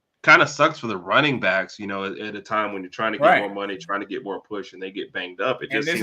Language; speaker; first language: English; native; English